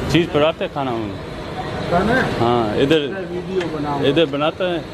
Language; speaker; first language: Hindi; early bilingual, heritage; English